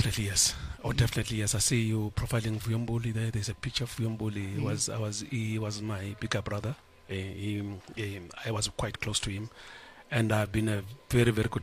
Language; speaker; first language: English; non-native, local second language; Xhosa